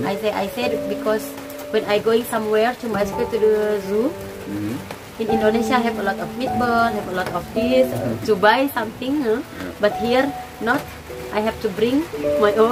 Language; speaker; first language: English; non-native, learner; Indonesian